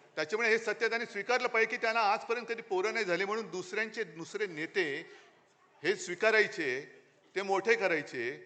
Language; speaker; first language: Marathi; native; Marathi